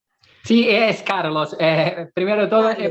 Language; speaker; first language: Spanish; non-native, fluent; Portuguese